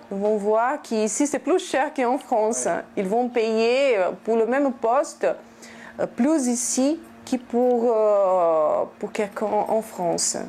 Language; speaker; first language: French; non-native, fluent; Portuguese